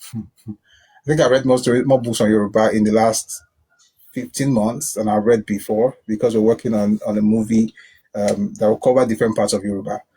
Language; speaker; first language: English; non-native, local second language; Yoruba